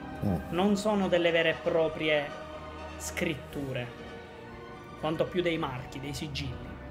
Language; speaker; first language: Italian; native; Italian